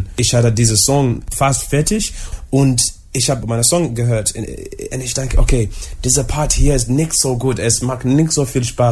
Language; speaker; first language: German; non-native, learner; English